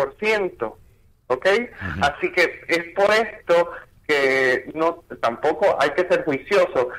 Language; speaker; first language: Spanish; native; Spanish